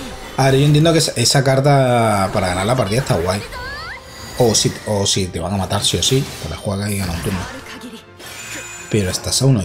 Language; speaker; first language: Spanish; native; Spanish